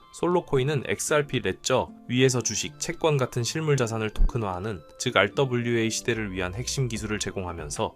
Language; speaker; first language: Korean; native; Korean